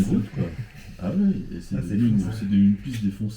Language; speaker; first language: French; native; French